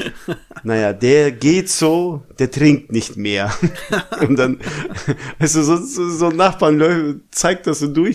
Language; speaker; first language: German; non-native, fluent; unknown